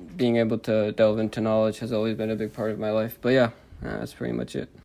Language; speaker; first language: English; native; English